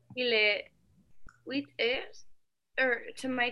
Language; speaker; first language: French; non-native, learner; English